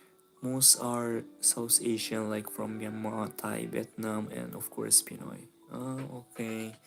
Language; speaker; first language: English; non-native, local second language; Filipino